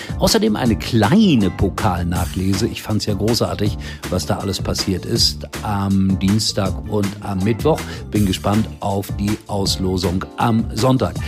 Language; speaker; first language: German; native; German